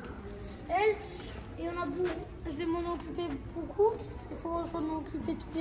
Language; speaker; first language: French; native; French